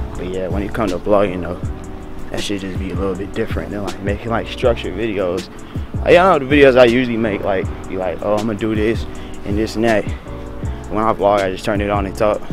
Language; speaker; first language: English; native; English